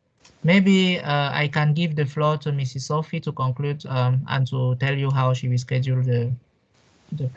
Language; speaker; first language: English; non-native, local second language; French